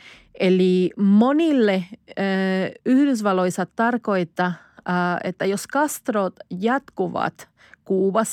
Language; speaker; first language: Finnish; non-native, fluent; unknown